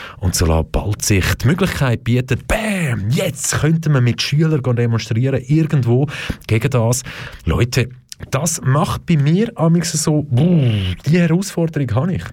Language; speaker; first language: German; early bilingual, other home language; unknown